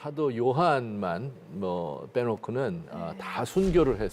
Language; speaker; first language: Korean; native; Korean